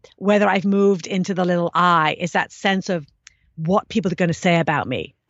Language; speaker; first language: English; native; English